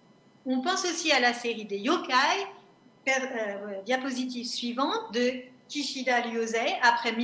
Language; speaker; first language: French; native; French